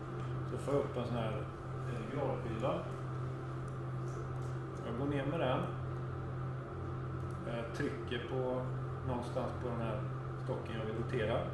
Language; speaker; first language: Swedish; native; Swedish